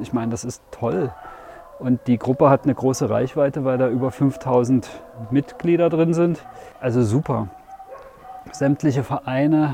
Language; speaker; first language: German; native; German